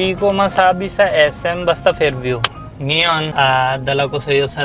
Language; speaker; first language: Filipino; non-native, learner; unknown